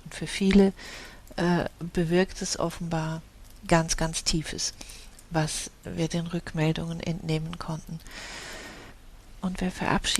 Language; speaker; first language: German; native; German